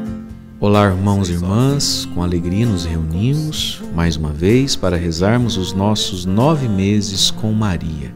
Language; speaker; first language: Portuguese; native; Portuguese